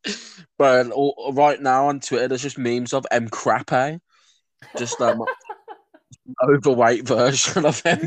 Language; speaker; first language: English; native; English